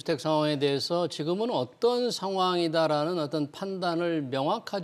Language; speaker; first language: Korean; native; Korean